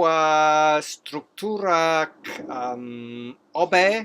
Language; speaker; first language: Basque; non-native, learner; English